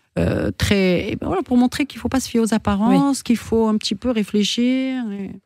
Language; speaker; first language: French; non-native, local second language; Arabic